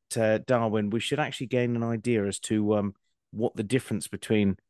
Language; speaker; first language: English; native; English